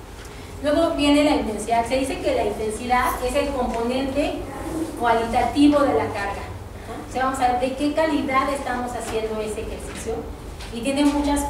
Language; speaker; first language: Spanish; native; Spanish